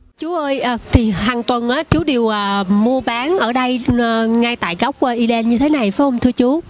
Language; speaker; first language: Vietnamese; native; Vietnamese